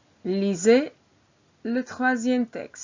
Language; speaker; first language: French; non-native, fluent; Croatian